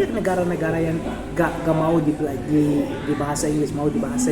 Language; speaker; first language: Indonesian; non-native, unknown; Arabic